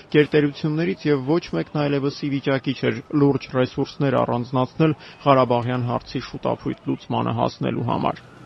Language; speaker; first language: Armenian; native; Armenian